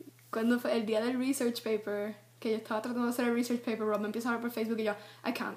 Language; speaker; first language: Spanish; early bilingual, heritage; Spanish